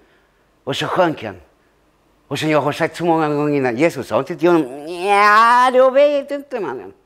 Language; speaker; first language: Swedish; early bilingual, other home language; Spanish